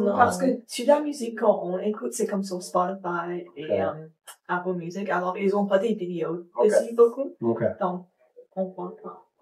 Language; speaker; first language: French; non-native, learner; English